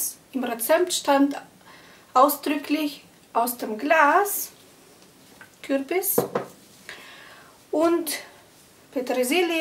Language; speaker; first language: German; non-native, fluent; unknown